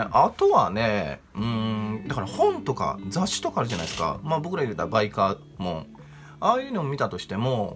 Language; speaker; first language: Japanese; native; Japanese